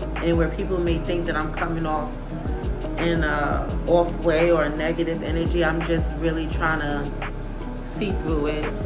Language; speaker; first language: English; native; English